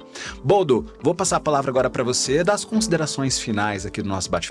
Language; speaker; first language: Portuguese; native; Portuguese